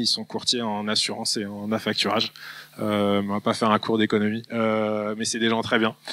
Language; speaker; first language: French; native; French